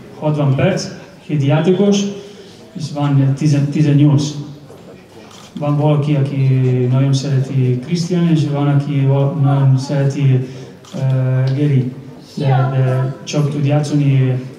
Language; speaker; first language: Hungarian; non-native, learner; Spanish